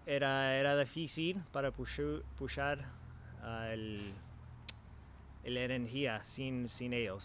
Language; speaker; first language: Spanish; early bilingual, heritage; English